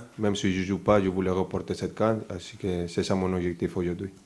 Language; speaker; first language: French; non-native, fluent; Spanish